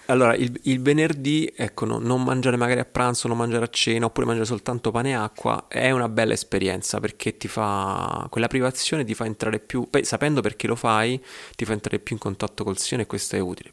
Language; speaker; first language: Italian; native; Italian